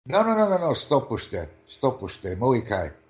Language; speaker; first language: Japanese; non-native, learner; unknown